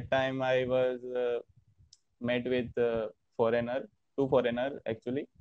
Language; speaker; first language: English; non-native, learner; Hindi